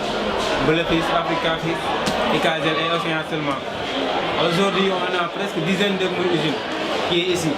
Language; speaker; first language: French; non-native, local second language; Wolof